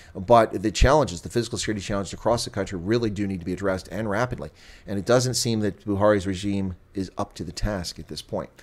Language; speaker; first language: English; native; English